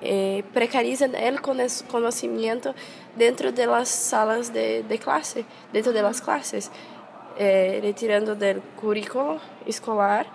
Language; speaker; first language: Spanish; non-native, fluent; Portuguese